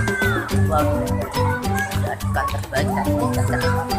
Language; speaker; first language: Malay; non-native, local second language; Javanese